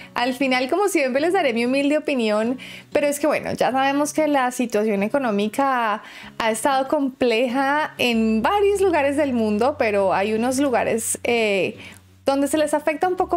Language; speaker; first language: Spanish; native; Spanish